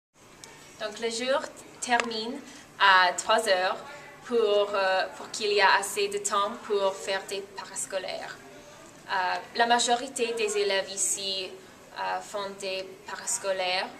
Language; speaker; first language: French; non-native, fluent; English